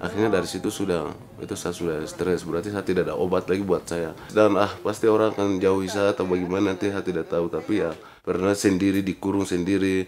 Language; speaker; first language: Indonesian; non-native, local second language; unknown